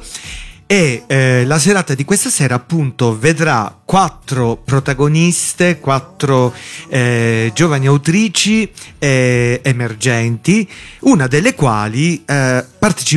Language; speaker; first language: Italian; native; Italian